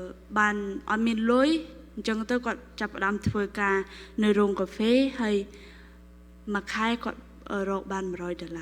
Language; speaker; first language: Khmer; non-native, local second language; Korean